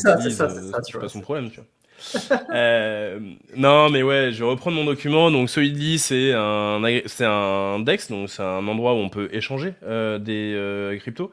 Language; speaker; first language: French; native; French